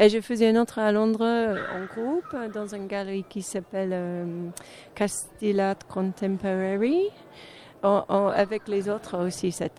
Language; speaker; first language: French; non-native, fluent; English